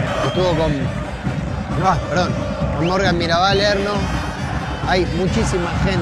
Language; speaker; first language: Spanish; native; Spanish